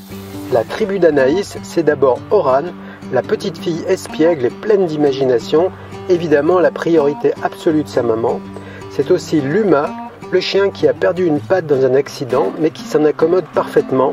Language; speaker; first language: French; native; French